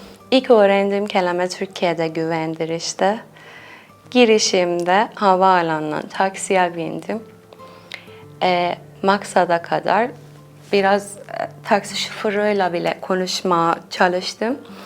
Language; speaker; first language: Turkish; non-native, fluent; Persian